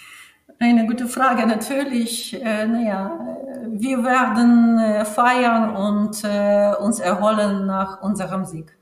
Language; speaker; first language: German; non-native, fluent; Ukrainian